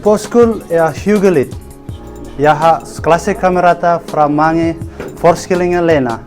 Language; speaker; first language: Danish; non-native, learner; Indonesian